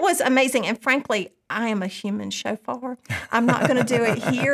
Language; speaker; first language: English; native; English